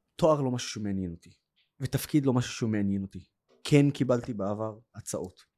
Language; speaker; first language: Hebrew; non-native, local second language; Arabic